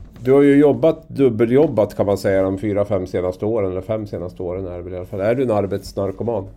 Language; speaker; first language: Swedish; native; Swedish